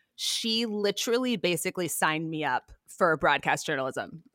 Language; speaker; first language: English; native; English